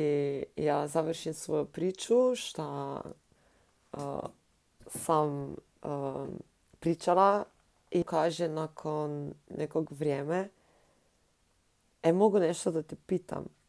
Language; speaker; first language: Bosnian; non-native, learner; Slovenian